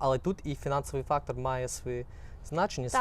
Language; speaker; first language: Ukrainian; non-native, fluent; English